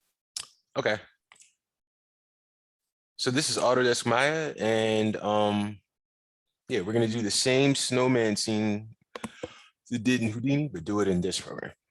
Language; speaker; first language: English; native; English